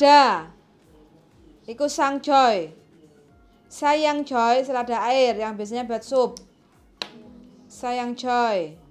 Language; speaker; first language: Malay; non-native, local second language; Javanese